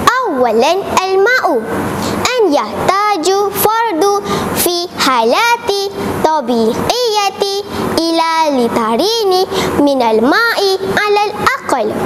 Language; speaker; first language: Arabic; non-native, learner; Malay